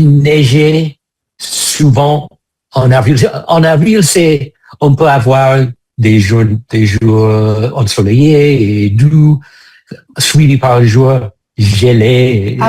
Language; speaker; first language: French; non-native, fluent; English